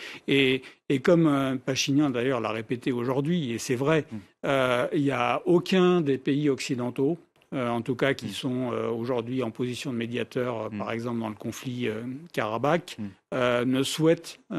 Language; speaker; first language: French; native; French